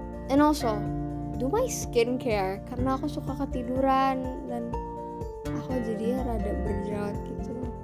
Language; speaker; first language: Indonesian; early bilingual, heritage; Indonesian